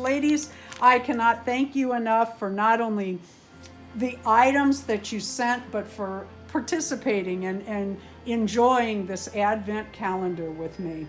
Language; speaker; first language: English; native; English